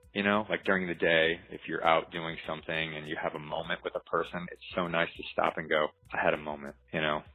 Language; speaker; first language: English; native; English